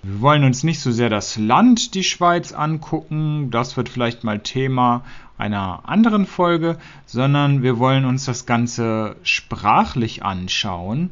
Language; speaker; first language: German; native; German